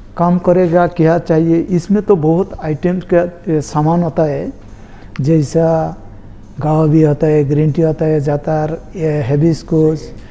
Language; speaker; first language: Hindi; non-native, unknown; Bangla